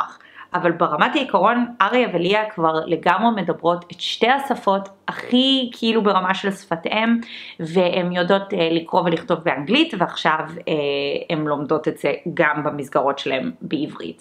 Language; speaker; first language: Hebrew; early bilingual, other home language; English